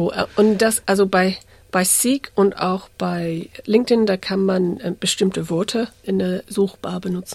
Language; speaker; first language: German; non-native, fluent; English